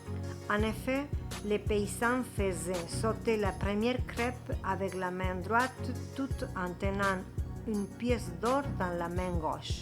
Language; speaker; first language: French; non-native, fluent; Spanish